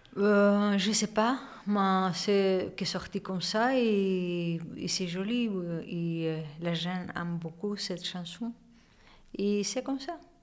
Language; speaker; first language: French; non-native, learner; Spanish